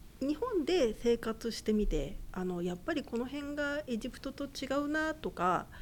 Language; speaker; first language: Japanese; native; Japanese